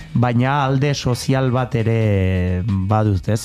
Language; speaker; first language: Basque; non-native, local second language; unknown